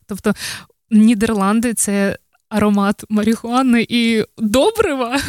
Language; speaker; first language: Ukrainian; native; Ukrainian